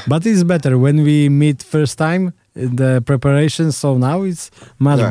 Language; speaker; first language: English; non-native, learner; Polish